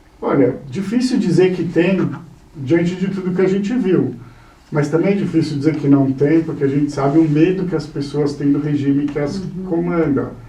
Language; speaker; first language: Portuguese; early bilingual, other home language; Hebrew